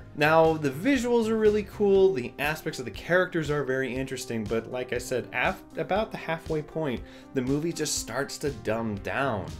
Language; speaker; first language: English; native; English